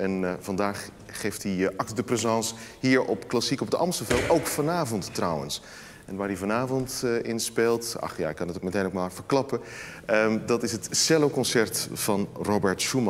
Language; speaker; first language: Dutch; native; Dutch